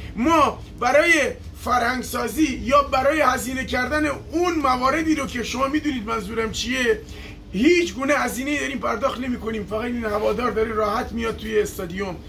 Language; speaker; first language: Persian; non-native, local second language; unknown